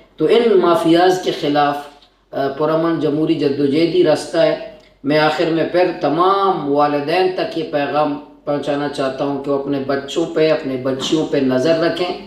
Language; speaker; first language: Urdu; non-native, local second language; Baluchi